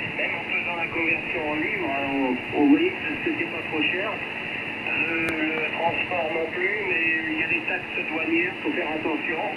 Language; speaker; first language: French; native; French